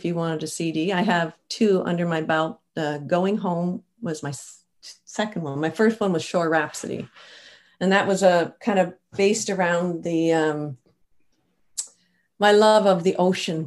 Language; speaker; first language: English; native; English